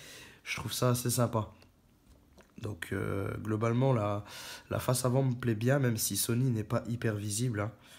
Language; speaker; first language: French; native; French